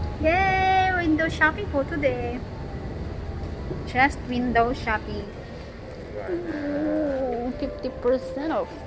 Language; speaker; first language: English; non-native, local second language; Filipino